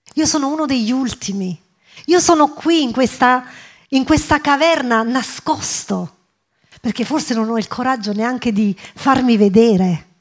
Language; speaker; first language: Italian; early bilingual, other home language; English